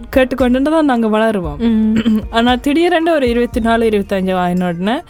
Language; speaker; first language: Tamil; native; Tamil